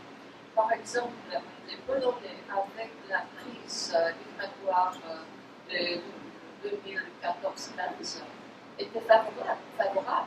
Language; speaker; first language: French; non-native, fluent; Polish